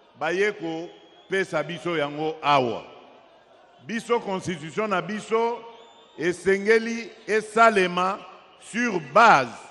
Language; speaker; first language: Lingala; non-native, local second language; Luba-Lulua